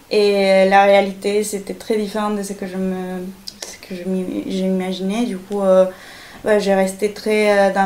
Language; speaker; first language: French; non-native, fluent; Spanish